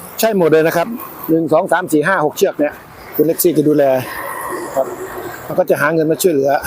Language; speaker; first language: Thai; native; Thai